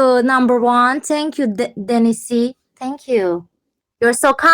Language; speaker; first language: English; non-native, learner; Turkish